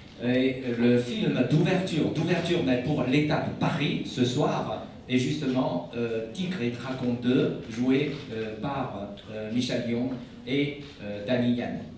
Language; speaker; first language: French; non-native, fluent; Chinese